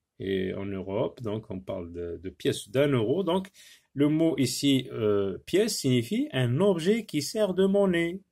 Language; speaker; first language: French; non-native, local second language; Arabic